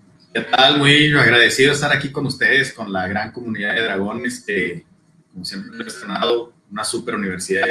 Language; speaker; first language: Spanish; native; Spanish